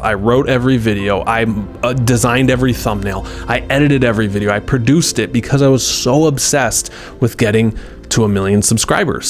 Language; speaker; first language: English; native; English